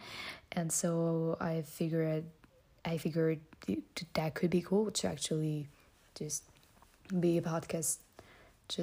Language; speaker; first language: English; non-native, fluent; French